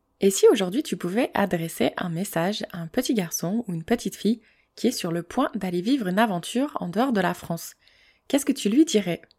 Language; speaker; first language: French; native; French